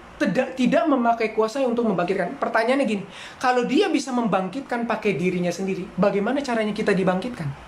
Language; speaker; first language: Indonesian; native; Indonesian